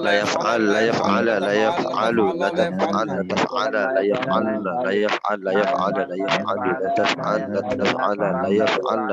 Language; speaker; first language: Arabic; non-native, learner; Bangla